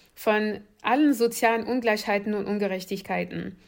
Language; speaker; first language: German; non-native, fluent; French